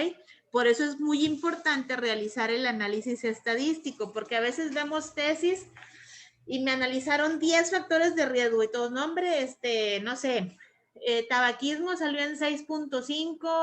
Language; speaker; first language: Spanish; native; Spanish